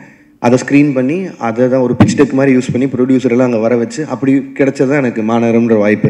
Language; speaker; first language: Tamil; native; Tamil